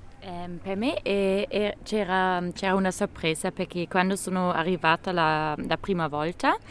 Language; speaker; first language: Italian; non-native, learner; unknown